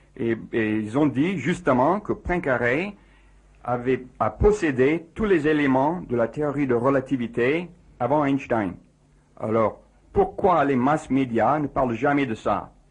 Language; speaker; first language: French; non-native, fluent; English